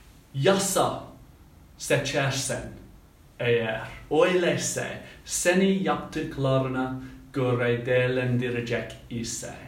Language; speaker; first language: Turkish; non-native, fluent; English